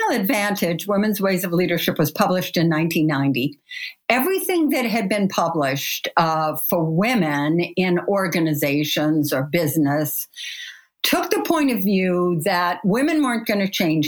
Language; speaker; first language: English; native; English